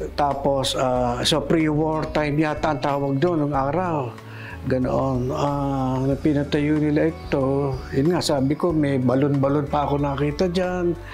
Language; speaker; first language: Filipino; native; Filipino